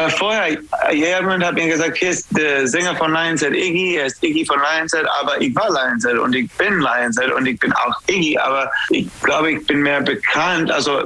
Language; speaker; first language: German; non-native, fluent; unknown